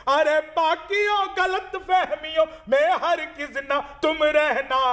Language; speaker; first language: Hindi; native; Hindi